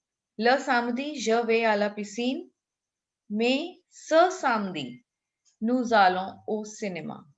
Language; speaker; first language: French; non-native, fluent; Hindi